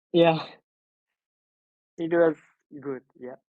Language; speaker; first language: English; non-native, learner; Japanese